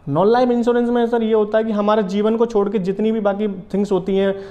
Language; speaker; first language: Hindi; native; Hindi